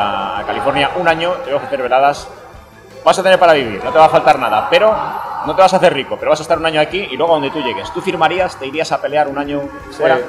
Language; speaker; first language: Spanish; native; Spanish